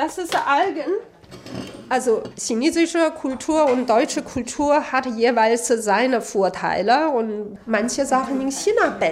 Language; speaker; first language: German; non-native, fluent; Chinese